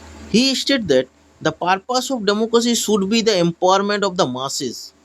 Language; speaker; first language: English; non-native, local second language; Bangla